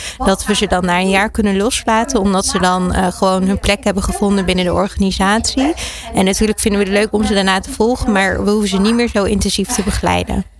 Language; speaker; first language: Dutch; early bilingual, other home language; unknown